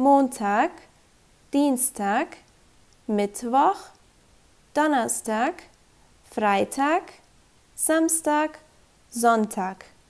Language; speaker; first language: German; non-native, fluent; Turkish